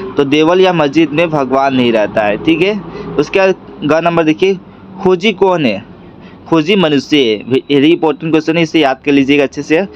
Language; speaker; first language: Hindi; non-native, local second language; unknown